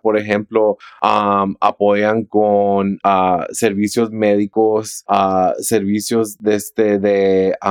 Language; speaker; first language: Spanish; early bilingual, heritage; Spanish